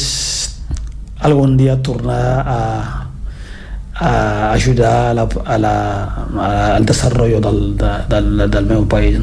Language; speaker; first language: Catalan; non-native, fluent; Fula